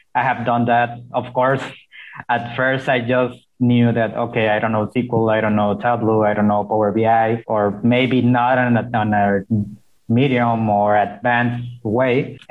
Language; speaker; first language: English; non-native, fluent; Spanish